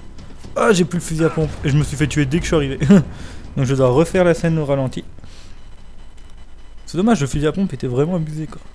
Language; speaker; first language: French; native; French